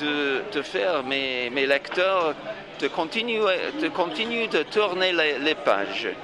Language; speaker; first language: French; non-native, fluent; English